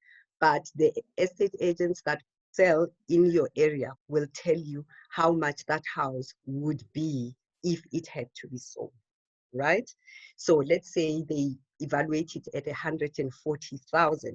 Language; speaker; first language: English; non-native, local second language; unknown